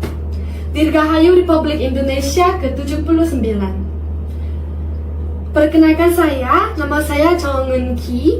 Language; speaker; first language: Indonesian; non-native, fluent; Korean